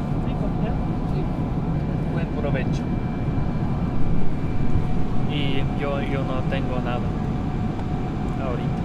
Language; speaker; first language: Spanish; non-native, learner; German